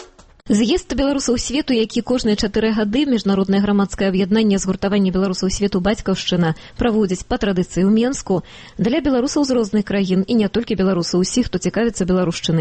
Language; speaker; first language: Belarusian; native; Belarusian